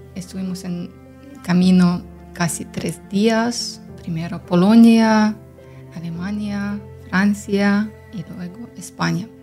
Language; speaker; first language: Spanish; non-native, learner; Ukrainian